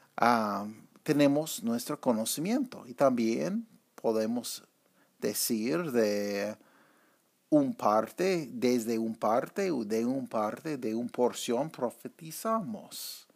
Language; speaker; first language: Spanish; non-native, fluent; English